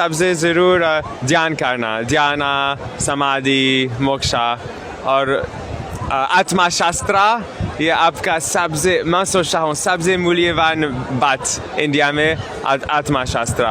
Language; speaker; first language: Hindi; non-native, learner; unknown